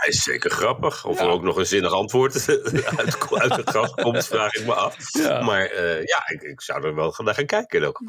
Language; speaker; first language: Dutch; native; Dutch